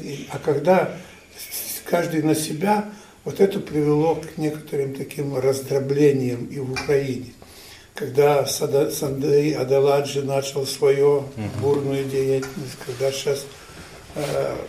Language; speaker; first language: Russian; non-native, fluent; Ukrainian